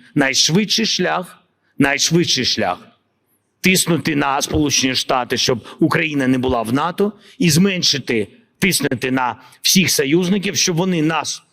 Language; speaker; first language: Ukrainian; non-native, local second language; Russian